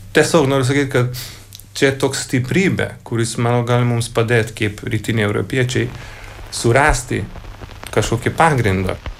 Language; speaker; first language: Lithuanian; non-native, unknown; Hungarian